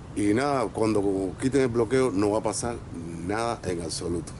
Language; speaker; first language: Spanish; native; Spanish